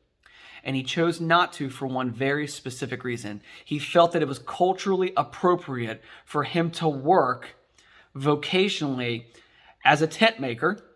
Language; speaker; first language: English; native; English